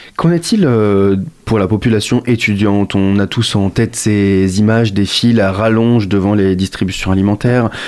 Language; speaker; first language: French; native; French